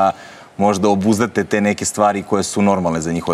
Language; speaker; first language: Croatian; native; Croatian